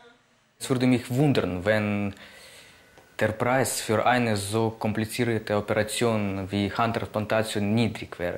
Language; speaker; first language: German; non-native, fluent; Ukrainian